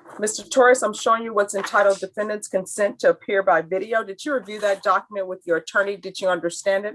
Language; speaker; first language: English; native; English